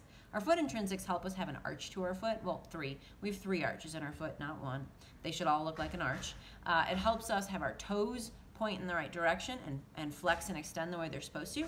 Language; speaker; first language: English; native; English